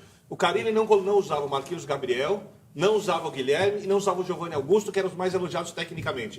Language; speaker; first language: Portuguese; native; Portuguese